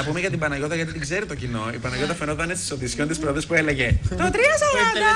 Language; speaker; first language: Greek; native; Greek